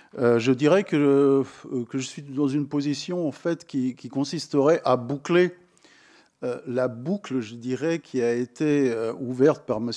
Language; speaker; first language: French; non-native, fluent; Croatian